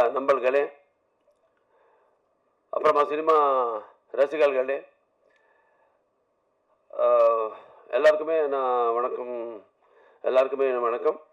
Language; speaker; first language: Tamil; non-native, learner; Telugu